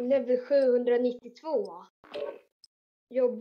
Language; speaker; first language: Swedish; early bilingual, other home language; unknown